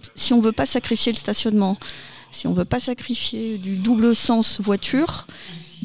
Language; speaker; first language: French; native; French